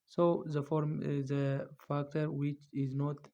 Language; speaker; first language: English; non-native, local second language; Amharic